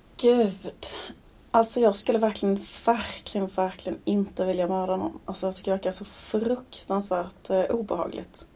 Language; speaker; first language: Swedish; native; Swedish